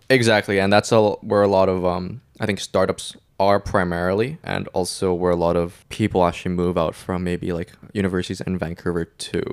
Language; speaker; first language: English; non-native, local second language; Cantonese